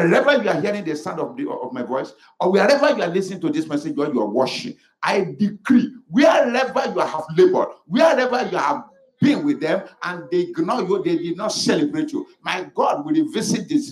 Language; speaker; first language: English; non-native, local second language; Yoruba